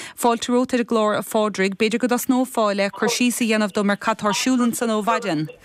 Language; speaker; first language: Irish; native; Irish